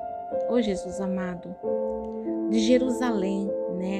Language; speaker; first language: Portuguese; native; Portuguese